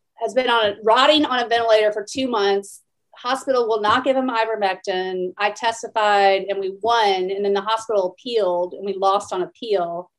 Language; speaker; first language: English; native; English